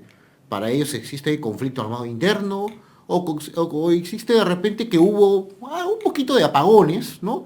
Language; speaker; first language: Spanish; native; Spanish